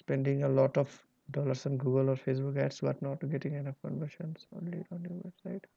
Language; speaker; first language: English; non-native, local second language; Bangla